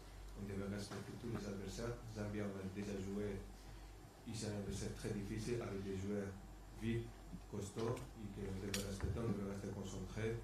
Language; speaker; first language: French; non-native, fluent; Spanish